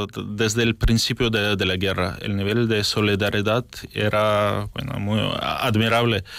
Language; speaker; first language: Spanish; non-native, fluent; Ukrainian